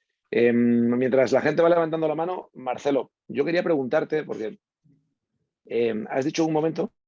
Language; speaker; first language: Spanish; native; Spanish